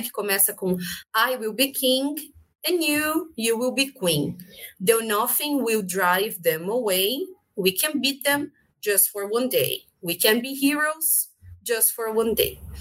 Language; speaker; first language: English; non-native, fluent; Portuguese